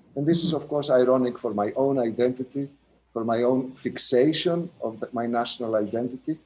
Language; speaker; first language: English; non-native, fluent; Greek